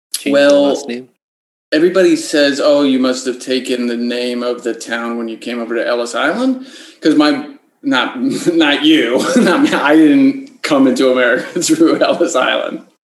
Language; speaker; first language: English; native; English